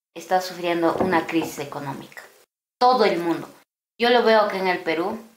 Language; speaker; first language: Spanish; native; Spanish